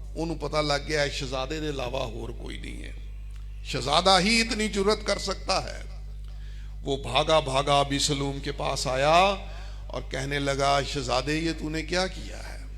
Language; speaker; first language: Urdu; non-native, local second language; Punjabi